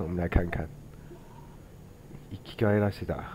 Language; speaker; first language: Chinese; native; Chinese